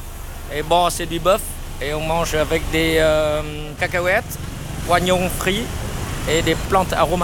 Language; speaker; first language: French; non-native, fluent; Vietnamese